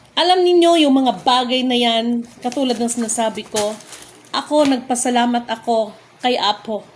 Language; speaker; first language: Filipino; non-native, local second language; Cebuano